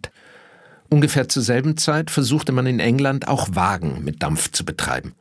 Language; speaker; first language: German; native; German